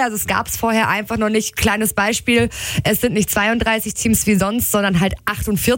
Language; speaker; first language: German; native; German